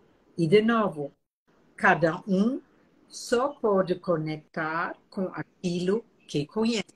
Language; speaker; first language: Portuguese; non-native, fluent; German